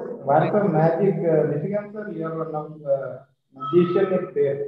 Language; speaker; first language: English; non-native, learner; Malayalam